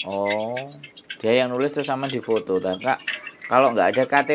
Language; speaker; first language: Indonesian; non-native, local second language; Javanese